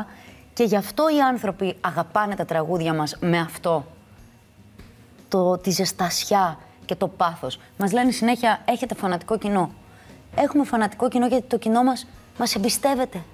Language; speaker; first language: Greek; native; Greek